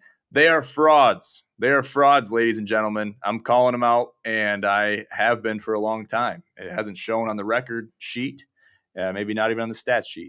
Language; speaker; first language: English; native; English